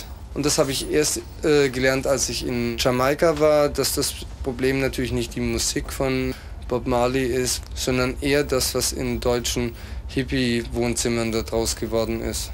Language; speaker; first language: German; native; German